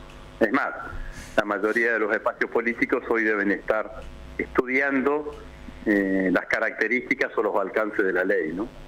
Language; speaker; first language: Spanish; native; Spanish